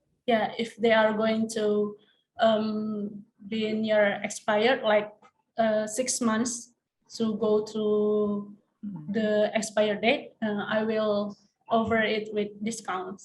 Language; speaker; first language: English; non-native, learner; Indonesian